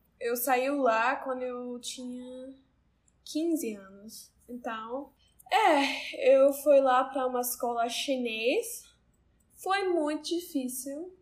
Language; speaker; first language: Portuguese; non-native, learner; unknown